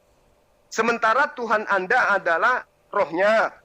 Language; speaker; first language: Indonesian; native; Indonesian